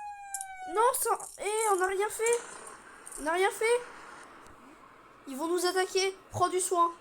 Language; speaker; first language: French; native; French